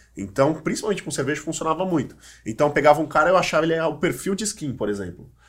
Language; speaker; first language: Portuguese; native; Portuguese